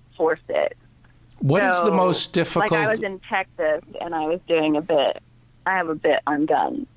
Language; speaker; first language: English; native; English